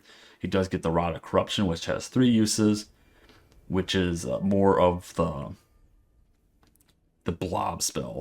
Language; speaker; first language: English; native; English